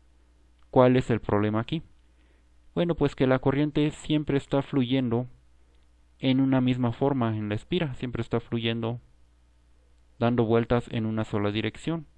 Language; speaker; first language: Spanish; native; Spanish